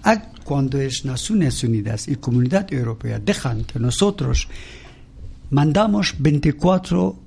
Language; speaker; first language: Spanish; non-native, learner; Persian